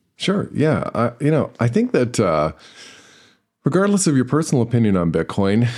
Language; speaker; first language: English; native; English